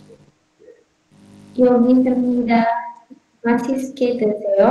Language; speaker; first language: Korean; non-native, learner; Indonesian